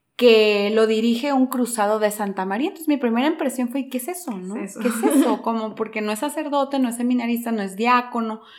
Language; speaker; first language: Spanish; native; Spanish